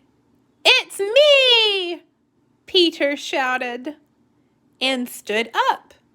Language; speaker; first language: English; native; English